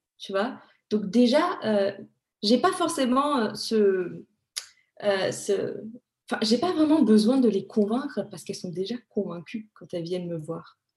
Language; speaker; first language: French; early bilingual, other home language; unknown